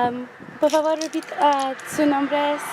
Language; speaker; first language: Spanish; non-native, learner; English